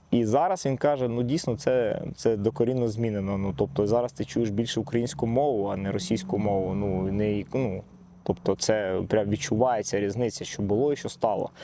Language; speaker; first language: Ukrainian; non-native, local second language; Russian